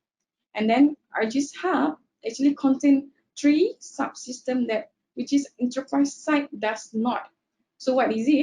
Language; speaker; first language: English; non-native, local second language; Malay